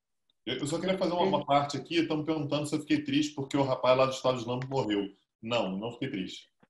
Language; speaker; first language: Portuguese; native; Portuguese